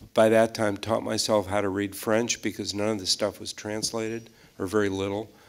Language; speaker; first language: English; native; English